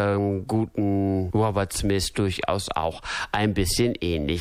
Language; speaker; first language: German; native; German